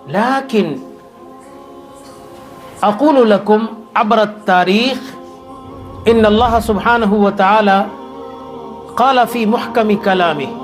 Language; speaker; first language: Arabic; non-native, learner; Urdu